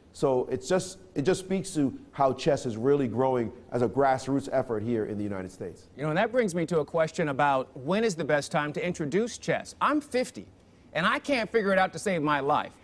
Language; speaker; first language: English; native; English